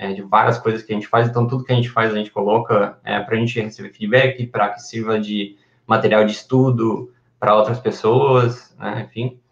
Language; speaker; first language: Portuguese; non-native, fluent; Spanish